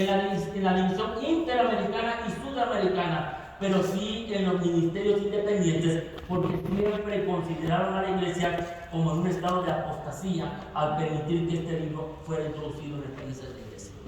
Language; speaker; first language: Spanish; native; Spanish